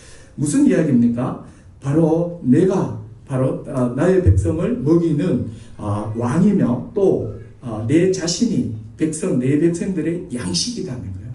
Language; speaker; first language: Korean; native; Korean